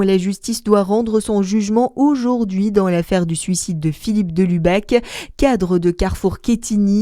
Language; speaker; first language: French; native; French